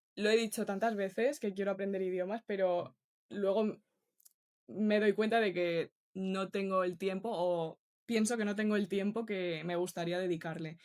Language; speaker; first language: Spanish; native; Spanish